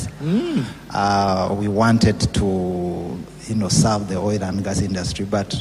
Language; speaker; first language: English; non-native, local second language; Nyankole